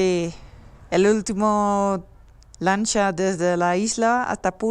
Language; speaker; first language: Spanish; non-native, learner; Dutch